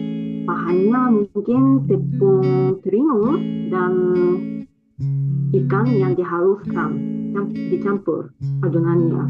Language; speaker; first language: Indonesian; non-native, fluent; Japanese